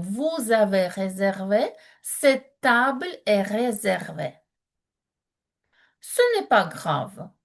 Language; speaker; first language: French; non-native, fluent; Ukrainian